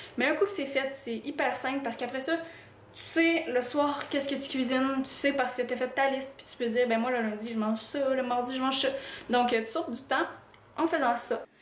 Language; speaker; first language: French; native; French